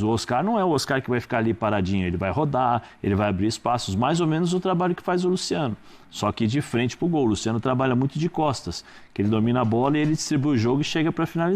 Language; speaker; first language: Portuguese; native; Portuguese